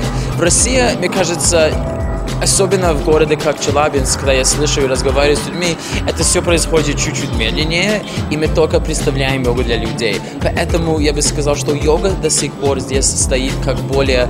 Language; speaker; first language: Russian; non-native, fluent; English